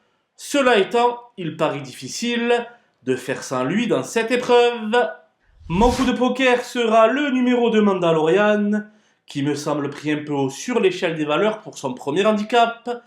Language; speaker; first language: French; native; French